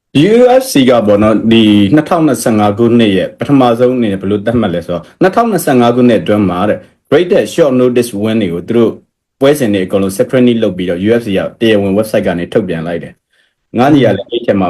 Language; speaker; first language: Burmese; native; Burmese